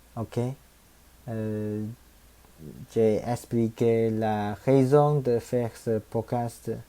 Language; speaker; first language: French; non-native, learner; Chinese